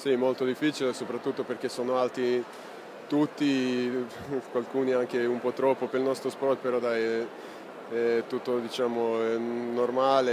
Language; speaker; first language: Italian; non-native, fluent; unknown